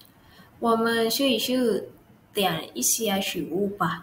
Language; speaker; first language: Chinese; non-native, learner; Thai